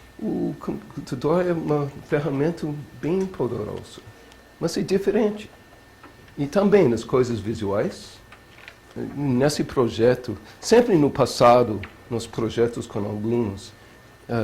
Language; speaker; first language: Portuguese; non-native, learner; English